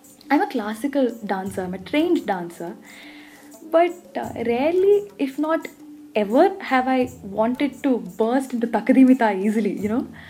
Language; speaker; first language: English; non-native, local second language; Tamil